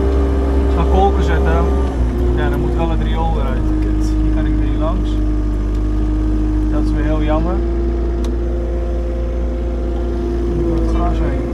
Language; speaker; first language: Dutch; native; Dutch